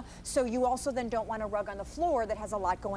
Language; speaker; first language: English; native; English